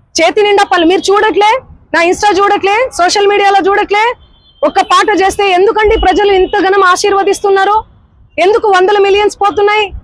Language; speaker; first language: Telugu; non-native, local second language; Lambadi